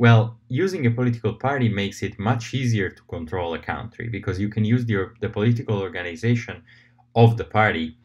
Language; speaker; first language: English; non-native, fluent; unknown